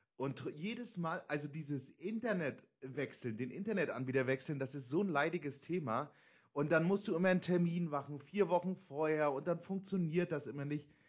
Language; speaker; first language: German; native; German